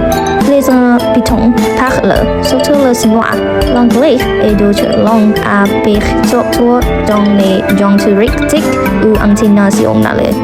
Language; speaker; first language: French; non-native, learner; Vietnamese